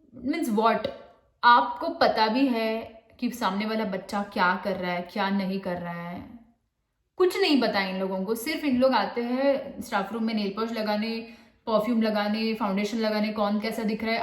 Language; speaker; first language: Hindi; non-native, local second language; Marathi